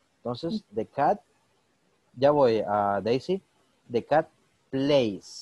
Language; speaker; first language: English; non-native, fluent; Spanish